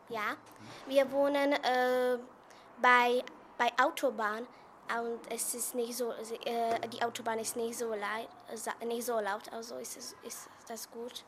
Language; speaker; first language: German; non-native, learner; Czech